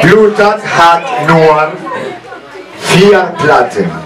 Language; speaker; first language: German; non-native, learner; Spanish